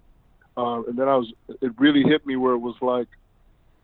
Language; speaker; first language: English; native; English